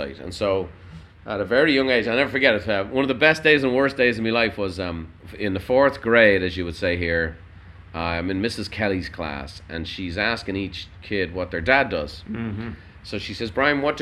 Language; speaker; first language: English; native; English